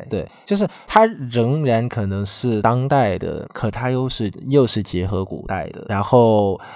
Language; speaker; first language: Chinese; non-native, fluent; Vietnamese